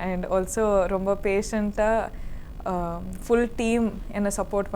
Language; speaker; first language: Tamil; non-native, learner; Kannada